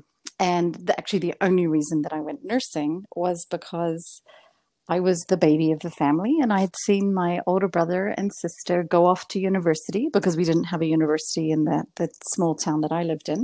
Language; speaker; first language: English; native; English